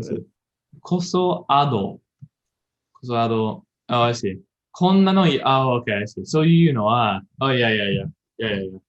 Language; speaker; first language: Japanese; non-native, learner; English